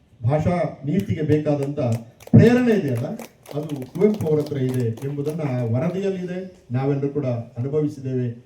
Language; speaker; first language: Kannada; non-native, local second language; Tulu